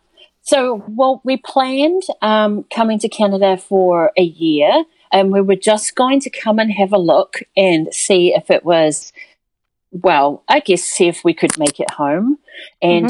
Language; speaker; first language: English; native; English